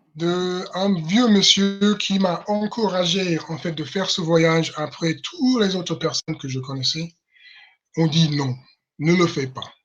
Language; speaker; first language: French; non-native, fluent; English